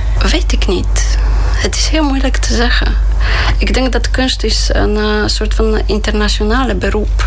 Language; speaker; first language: Dutch; non-native, fluent; Polish